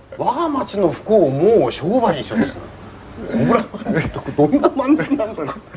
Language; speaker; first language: Japanese; native; Japanese